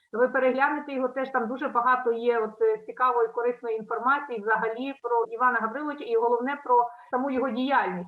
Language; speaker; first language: Ukrainian; native; Ukrainian